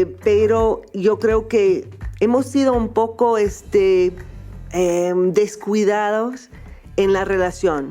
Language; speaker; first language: Spanish; non-native, fluent; English